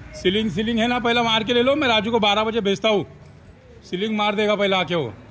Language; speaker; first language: Hindi; non-native, local second language; Marathi